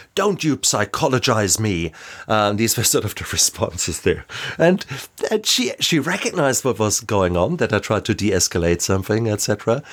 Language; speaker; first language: English; non-native, fluent; German